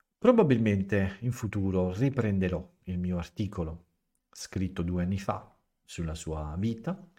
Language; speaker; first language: Italian; native; Italian